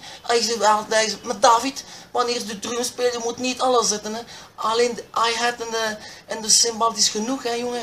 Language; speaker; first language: Dutch; non-native, local second language; French